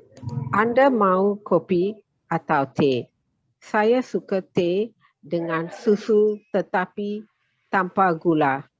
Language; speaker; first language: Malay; non-native, learner; Tamil